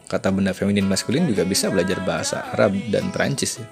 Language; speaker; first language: Malay; non-native, local second language; Sundanese